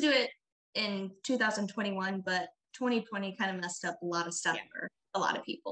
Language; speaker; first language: English; native; English